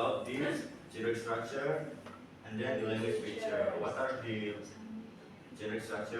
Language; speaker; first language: English; non-native, learner; Indonesian